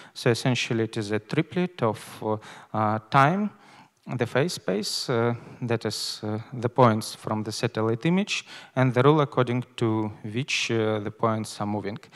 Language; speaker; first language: English; non-native, fluent; Russian